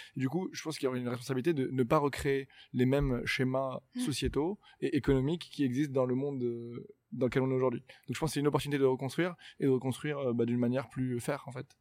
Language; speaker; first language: French; non-native, local second language; Arabic